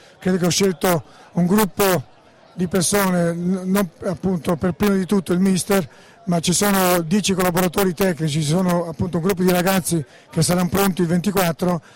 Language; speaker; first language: Italian; early bilingual, heritage; Italian